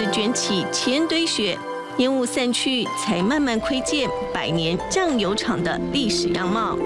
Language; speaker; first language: Chinese; native; Chinese